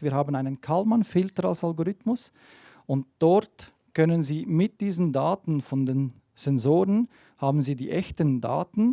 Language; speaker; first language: German; native; German